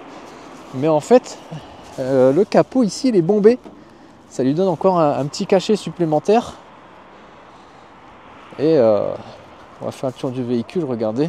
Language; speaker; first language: French; native; French